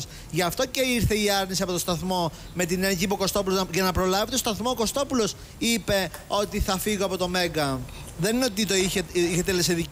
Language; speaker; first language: Greek; native; Greek